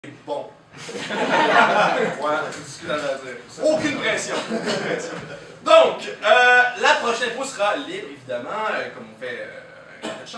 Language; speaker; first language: French; native; French